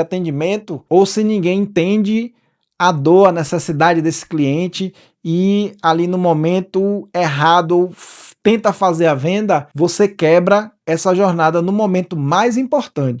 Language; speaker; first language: Portuguese; native; Portuguese